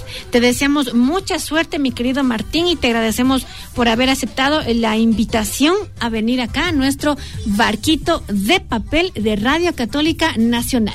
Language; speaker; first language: Spanish; native; Spanish